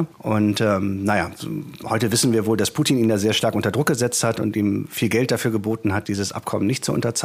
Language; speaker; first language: German; native; German